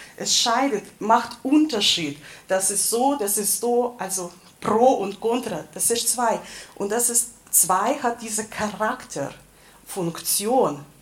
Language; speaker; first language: German; non-native, fluent; Russian